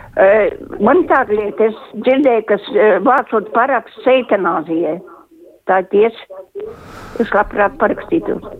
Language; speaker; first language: Latvian; native; Latvian